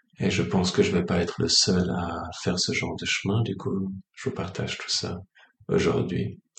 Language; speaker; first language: French; native; French